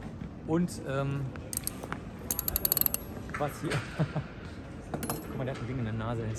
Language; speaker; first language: German; native; German